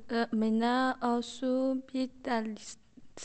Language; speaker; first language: Finnish; non-native, learner; Chinese